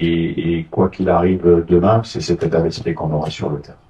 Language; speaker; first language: French; non-native, fluent; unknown